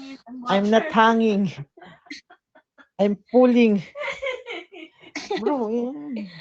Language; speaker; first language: English; non-native, learner; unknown